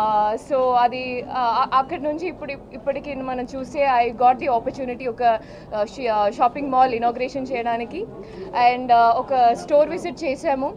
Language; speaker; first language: Telugu; non-native, fluent; Hindi